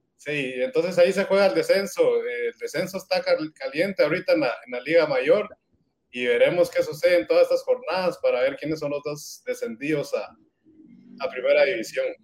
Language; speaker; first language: Spanish; native; Spanish